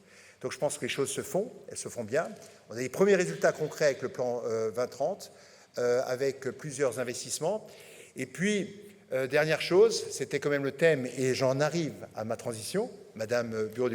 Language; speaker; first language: French; native; French